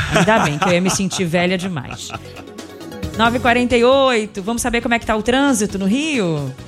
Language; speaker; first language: Portuguese; native; Portuguese